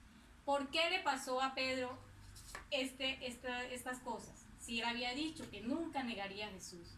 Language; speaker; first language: Spanish; native; Spanish